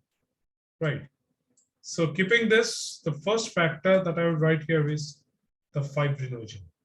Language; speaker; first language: English; non-native, local second language; Bangla